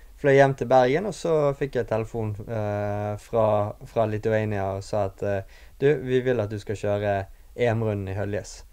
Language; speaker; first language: Norwegian; native; Norwegian